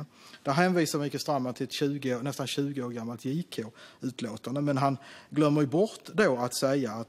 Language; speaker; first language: Swedish; native; Swedish